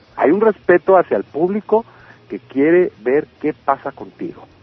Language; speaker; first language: Spanish; native; Spanish